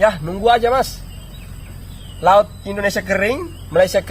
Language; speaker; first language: Indonesian; native; Indonesian